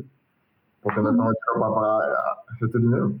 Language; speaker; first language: Spanish; non-native, learner; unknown